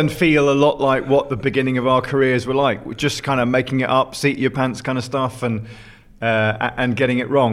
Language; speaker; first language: English; native; English